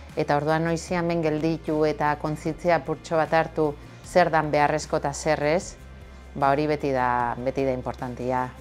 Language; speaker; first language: Basque; native; Basque